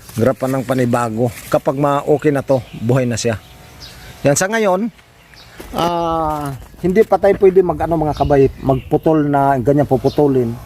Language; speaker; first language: Filipino; non-native, local second language; Cebuano